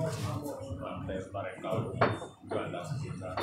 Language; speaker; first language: Finnish; native; Finnish